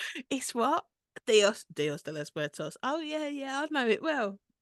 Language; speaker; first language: English; native; English